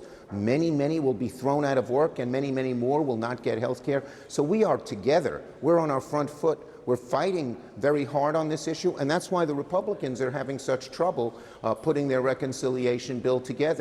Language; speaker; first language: English; native; English